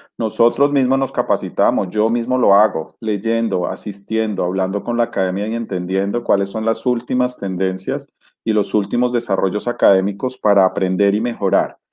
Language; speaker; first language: Spanish; native; Spanish